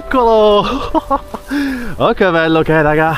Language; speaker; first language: Italian; native; Italian